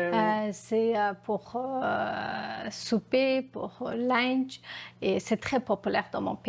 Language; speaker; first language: French; non-native, learner; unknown